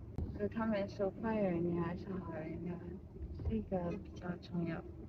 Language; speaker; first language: Chinese; non-native, learner; English